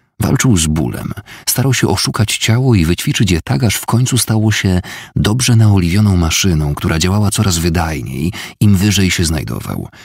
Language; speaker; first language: Polish; native; Polish